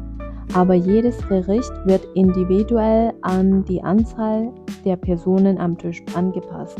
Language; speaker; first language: German; non-native, fluent; Vietnamese